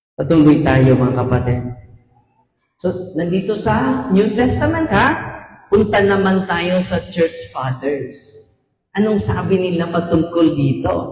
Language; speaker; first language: Filipino; non-native, local second language; Cebuano